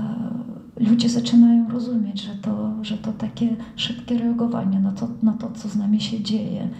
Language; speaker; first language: Polish; non-native, fluent; Russian